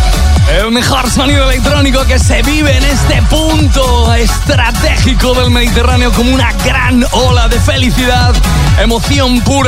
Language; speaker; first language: Spanish; native; Spanish